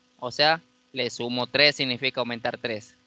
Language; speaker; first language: Spanish; native; Spanish